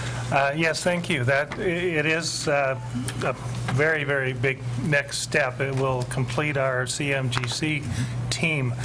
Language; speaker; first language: English; native; English